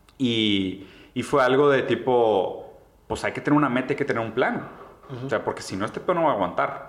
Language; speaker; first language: Spanish; early bilingual, other home language; Portuguese